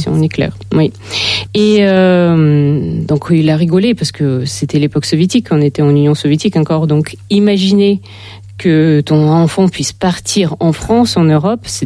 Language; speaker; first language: French; non-native, fluent; Russian